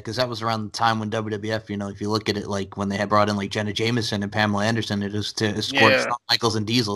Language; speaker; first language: English; native; English